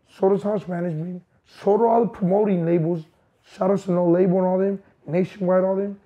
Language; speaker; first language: English; native; English